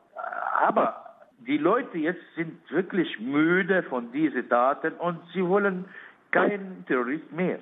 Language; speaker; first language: German; non-native, learner; Arabic